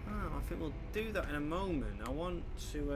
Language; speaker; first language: English; native; English